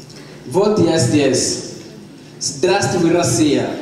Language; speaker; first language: Russian; non-native, learner; Portuguese